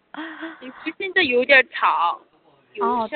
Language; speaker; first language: Chinese; non-native, learner; Korean